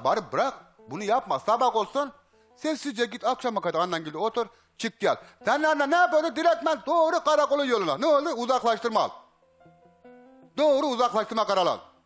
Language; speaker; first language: Turkish; native; Turkish